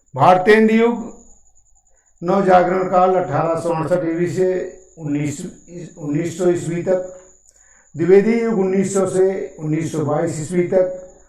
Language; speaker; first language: Hindi; native; Hindi